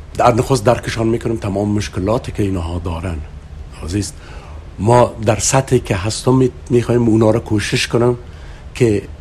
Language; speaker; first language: Persian; native; Persian